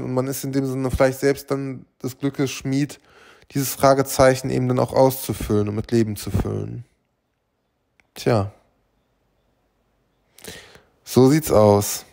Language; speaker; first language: German; native; German